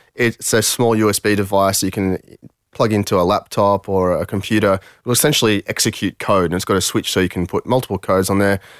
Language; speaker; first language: English; early bilingual, other home language; French